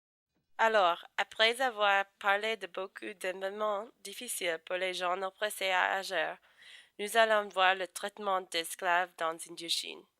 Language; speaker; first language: French; non-native, fluent; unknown